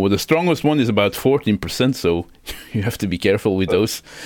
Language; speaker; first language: English; non-native, fluent; Dutch